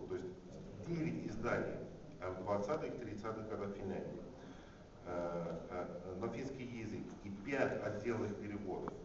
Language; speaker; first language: Russian; non-native, fluent; Finnish